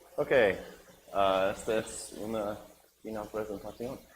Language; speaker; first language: Spanish; non-native, learner; English